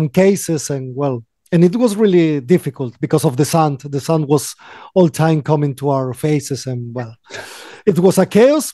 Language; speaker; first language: English; non-native, fluent; Spanish